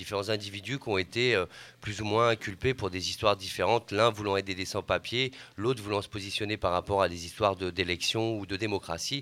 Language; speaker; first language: French; native; French